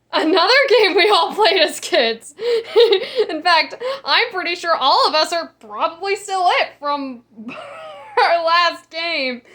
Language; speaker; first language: English; native; English